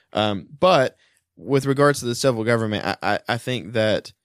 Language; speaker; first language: English; early bilingual, other home language; German